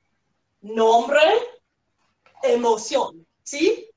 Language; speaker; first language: Spanish; non-native, fluent; English